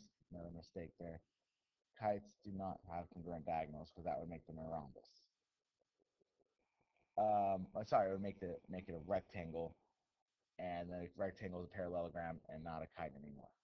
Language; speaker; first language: English; native; English